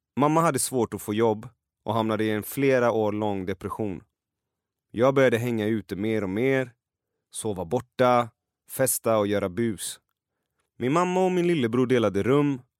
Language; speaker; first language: Swedish; early bilingual, other home language; Persian